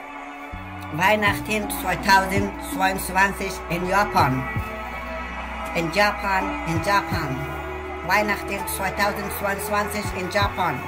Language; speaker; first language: German; non-native, learner; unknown